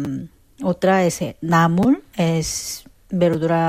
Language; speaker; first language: Spanish; non-native, fluent; Korean